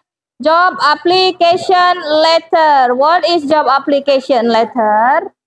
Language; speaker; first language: English; non-native, local second language; Indonesian